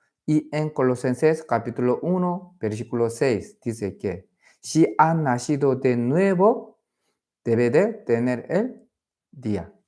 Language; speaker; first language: Spanish; non-native, fluent; Korean